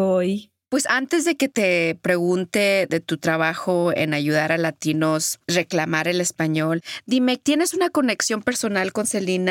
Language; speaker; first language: Spanish; early bilingual, heritage; Spanish